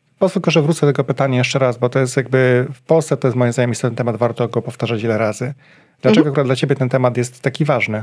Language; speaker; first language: Polish; native; Polish